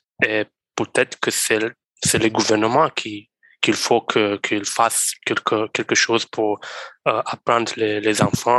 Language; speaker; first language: French; non-native, learner; Romanian